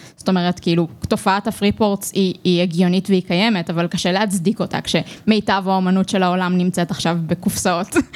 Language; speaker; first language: Hebrew; native; Hebrew